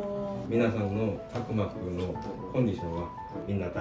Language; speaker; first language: Japanese; non-native, learner; Korean